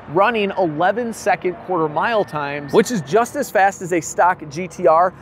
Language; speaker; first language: English; native; English